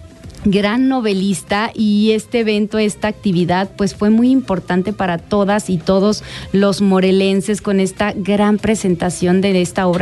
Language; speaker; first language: Spanish; native; Spanish